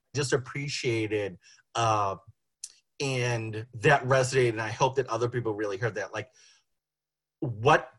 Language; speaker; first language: English; native; English